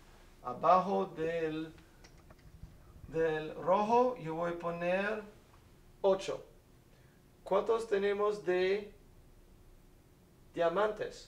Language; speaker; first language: Spanish; non-native, fluent; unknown